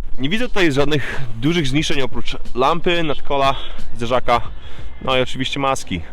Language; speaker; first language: Polish; early bilingual, heritage; Polish